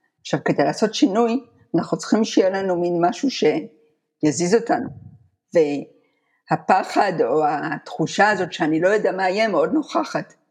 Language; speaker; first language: Hebrew; native; Hebrew